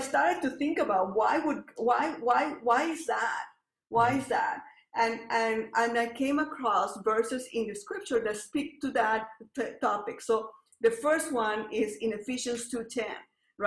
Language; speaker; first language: English; non-native, fluent; Spanish